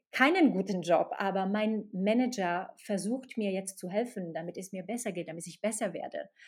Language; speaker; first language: German; non-native, fluent; Slovak